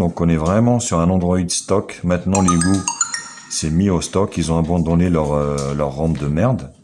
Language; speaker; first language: French; native; French